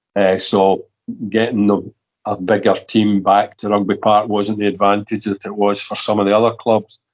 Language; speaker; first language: English; native; English